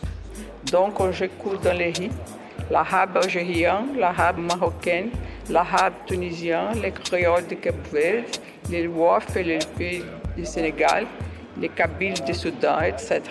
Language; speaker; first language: French; non-native, learner; Portuguese